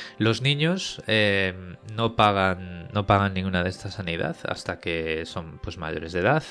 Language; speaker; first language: Spanish; native; Spanish